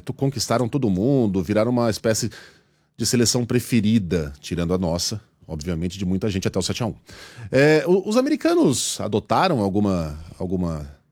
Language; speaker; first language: Portuguese; native; Portuguese